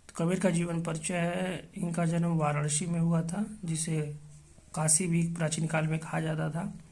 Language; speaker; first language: Hindi; native; Hindi